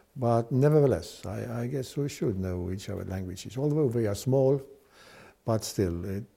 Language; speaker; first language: English; non-native, fluent; Estonian